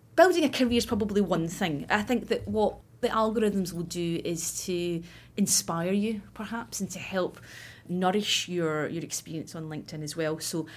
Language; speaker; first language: English; native; English